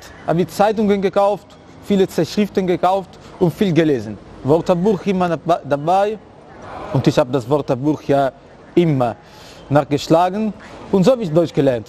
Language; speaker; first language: German; early bilingual, other home language; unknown